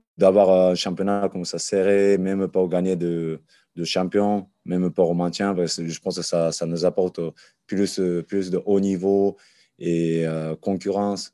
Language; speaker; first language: French; non-native, learner; Japanese